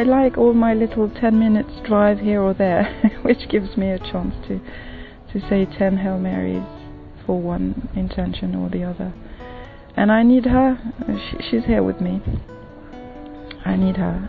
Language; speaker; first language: English; non-native, fluent; French